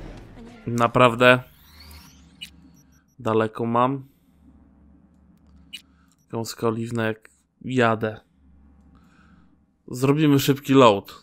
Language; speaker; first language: Polish; native; Polish